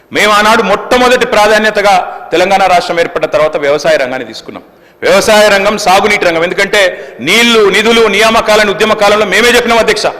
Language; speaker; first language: Telugu; native; Telugu